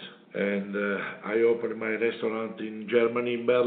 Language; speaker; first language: English; non-native, learner; Italian